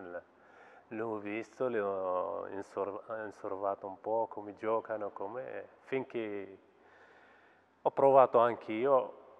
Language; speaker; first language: Italian; non-native, fluent; Arabic